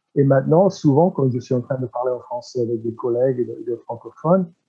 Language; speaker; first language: French; non-native, fluent; English